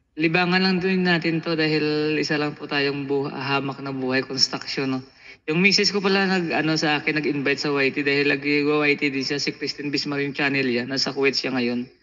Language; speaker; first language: Filipino; non-native, local second language; Hiligaynon